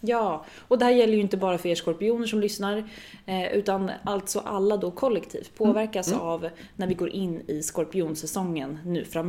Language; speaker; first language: Swedish; native; Swedish